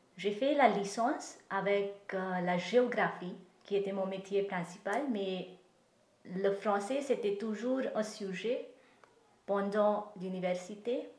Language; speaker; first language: French; non-native, fluent; Marathi